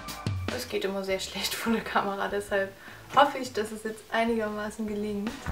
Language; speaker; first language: German; native; German